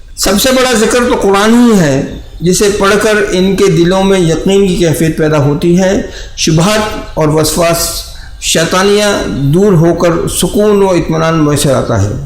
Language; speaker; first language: Urdu; native; Urdu